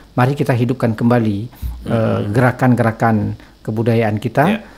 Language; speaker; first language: Indonesian; non-native, local second language; Achinese